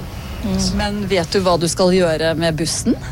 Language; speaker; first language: Norwegian; native; Norwegian